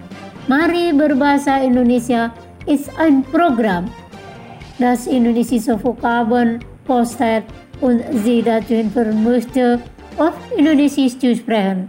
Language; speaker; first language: German; non-native, fluent; Indonesian